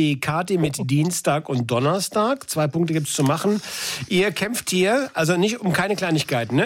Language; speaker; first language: German; native; German